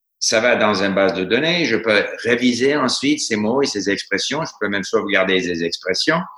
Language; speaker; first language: French; non-native, fluent; English